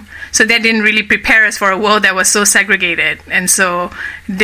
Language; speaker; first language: English; native; English